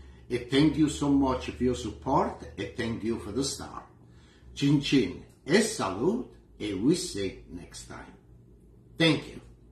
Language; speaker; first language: English; non-native, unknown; Italian